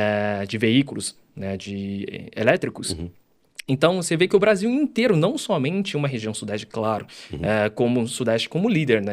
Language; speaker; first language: Portuguese; early bilingual, other home language; Chinese